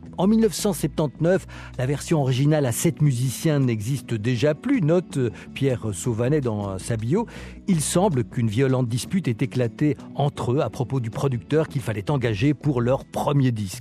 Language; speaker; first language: French; native; French